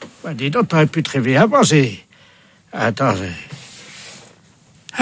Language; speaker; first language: French; native; French